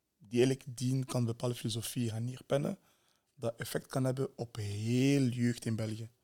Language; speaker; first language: Dutch; native; Dutch